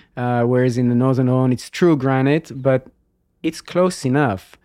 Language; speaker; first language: English; non-native, fluent; Hebrew